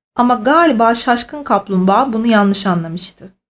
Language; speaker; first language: Turkish; native; Turkish